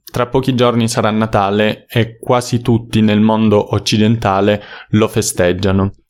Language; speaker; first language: Italian; native; Italian